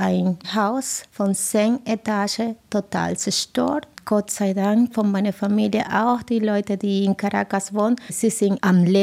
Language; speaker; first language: German; non-native, learner; Spanish